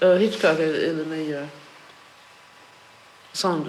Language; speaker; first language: French; non-native, fluent; English